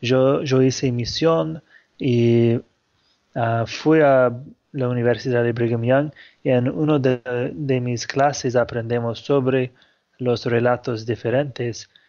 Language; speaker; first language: Spanish; non-native, fluent; English